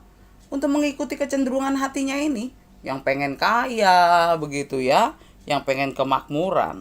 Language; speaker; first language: Indonesian; native; Indonesian